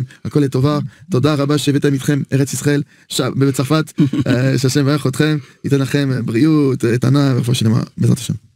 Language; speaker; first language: Hebrew; non-native, fluent; French